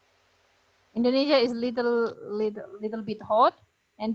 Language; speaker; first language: English; non-native, fluent; Indonesian